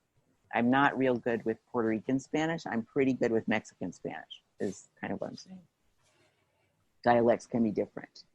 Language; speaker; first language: English; native; English